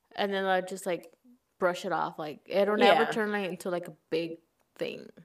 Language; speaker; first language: English; early bilingual, other home language; Spanish